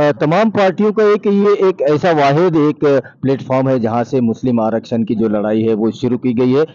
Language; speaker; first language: Urdu; native; Urdu